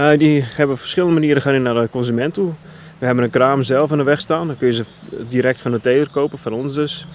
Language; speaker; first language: Dutch; non-native, local second language; Western Frisian